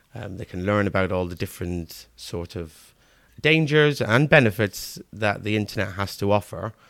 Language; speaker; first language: English; native; English